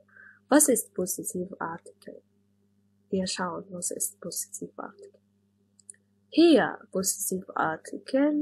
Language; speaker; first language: German; non-native, fluent; Arabic